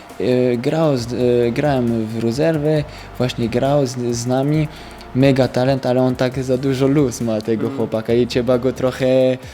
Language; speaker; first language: Polish; early bilingual, heritage; French